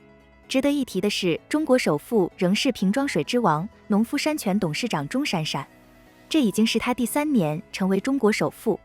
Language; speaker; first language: Chinese; native; Chinese